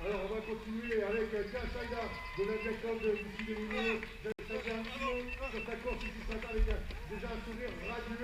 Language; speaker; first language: French; native; French